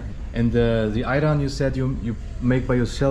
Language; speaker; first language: English; non-native, fluent; German